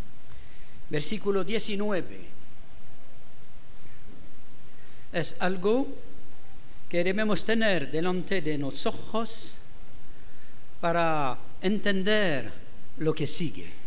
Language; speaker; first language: Spanish; non-native, fluent; French